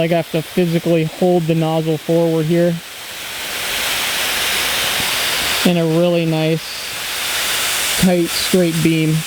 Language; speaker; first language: English; native; English